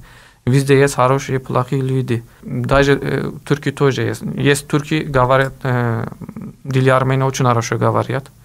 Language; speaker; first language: Russian; non-native, learner; Turkish